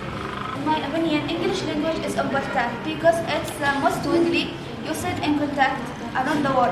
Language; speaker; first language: English; non-native, learner; Arabic